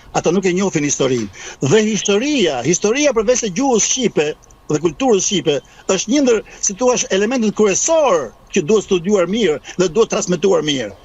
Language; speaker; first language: Albanian; native; Albanian